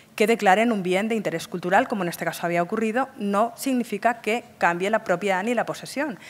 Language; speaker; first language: Spanish; native; Spanish